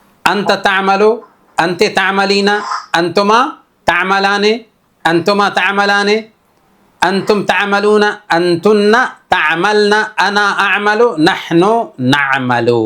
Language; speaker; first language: Arabic; non-native, fluent; Urdu